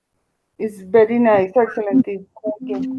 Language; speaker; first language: English; non-native, learner; Spanish